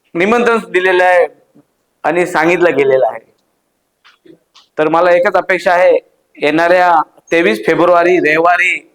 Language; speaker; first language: Marathi; non-native, local second language; Lambadi